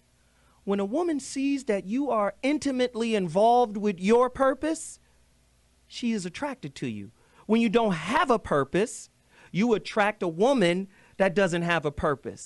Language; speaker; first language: English; native; English